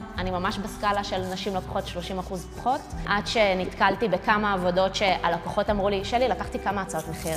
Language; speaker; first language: Hebrew; early bilingual, other home language; Russian